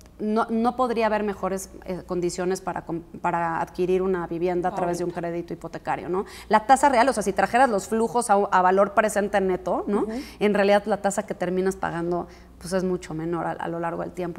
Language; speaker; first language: Spanish; native; Spanish